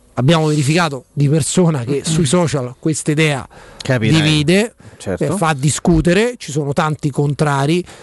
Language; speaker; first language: Italian; native; Italian